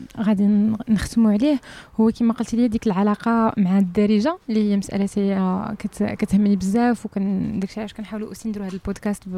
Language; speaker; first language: Arabic; native; Arabic